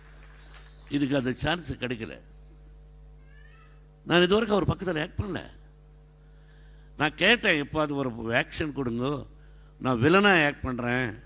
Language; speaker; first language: Tamil; non-native, learner; Telugu